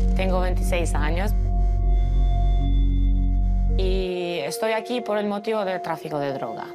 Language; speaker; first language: Spanish; non-native, fluent; Albanian